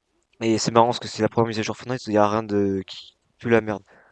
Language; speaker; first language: French; native; French